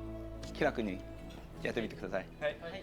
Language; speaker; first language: Japanese; non-native, learner; Korean